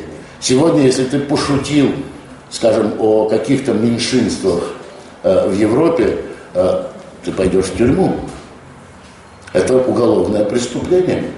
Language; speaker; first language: Russian; native; Russian